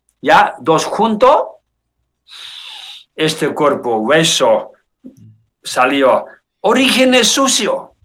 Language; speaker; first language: Spanish; non-native, learner; Tibetan